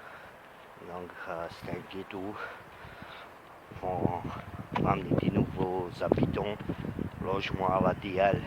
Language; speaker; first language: French; non-native, local second language; Arabic